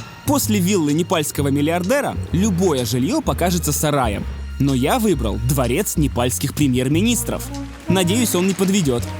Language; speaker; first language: Russian; native; Russian